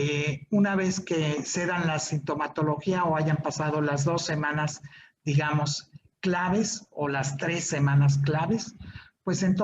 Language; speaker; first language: Spanish; native; Spanish